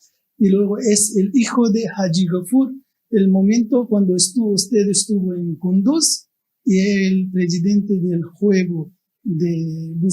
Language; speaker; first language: Spanish; non-native, fluent; Pashto